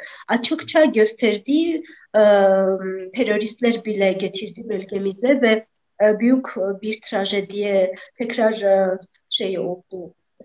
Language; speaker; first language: Turkish; non-native, fluent; Armenian